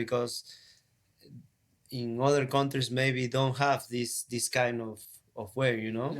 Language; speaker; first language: English; non-native, learner; Spanish